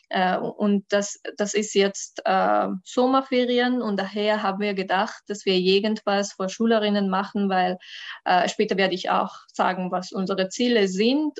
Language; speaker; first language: German; non-native, learner; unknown